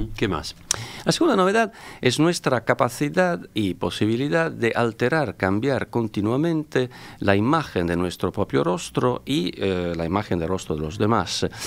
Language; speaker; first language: Spanish; non-native, fluent; Italian